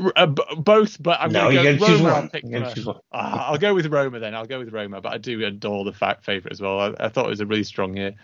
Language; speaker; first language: English; native; English